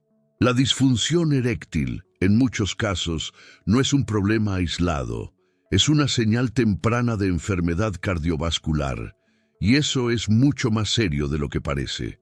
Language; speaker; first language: Spanish; native; Spanish